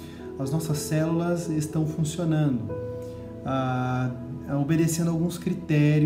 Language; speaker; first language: Portuguese; native; Portuguese